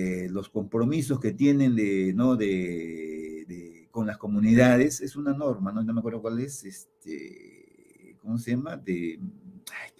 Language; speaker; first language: Spanish; native; Spanish